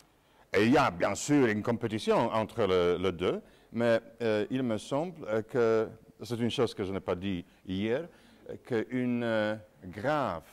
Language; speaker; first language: French; non-native, fluent; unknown